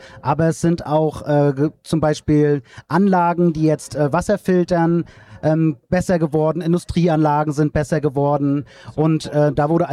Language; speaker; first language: German; native; German